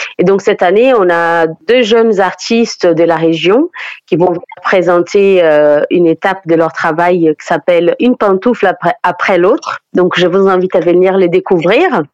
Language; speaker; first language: French; non-native, fluent; Portuguese